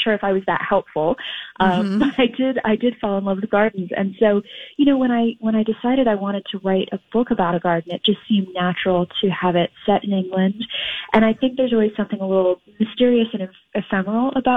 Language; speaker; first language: English; native; English